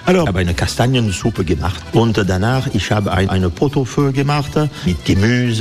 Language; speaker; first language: German; non-native, fluent; French